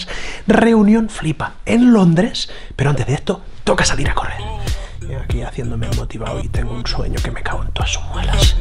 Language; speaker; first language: Spanish; native; Spanish